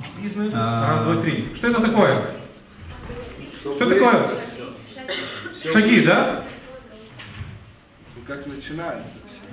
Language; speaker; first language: Russian; non-native, fluent; Lithuanian